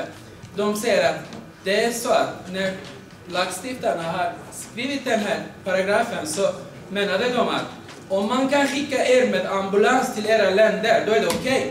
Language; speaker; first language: Swedish; non-native, fluent; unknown